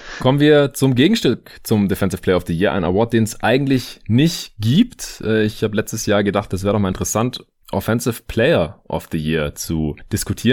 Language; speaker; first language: German; native; German